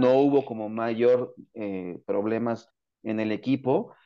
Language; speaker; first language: Spanish; native; Spanish